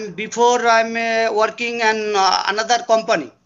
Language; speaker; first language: English; non-native, learner; Bangla